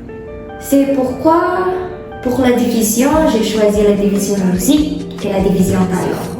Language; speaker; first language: French; non-native, learner; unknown